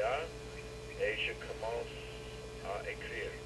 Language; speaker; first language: French; non-native, learner; English